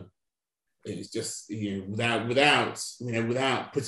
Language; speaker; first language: English; non-native, local second language; Yoruba